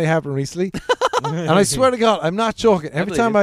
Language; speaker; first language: English; native; English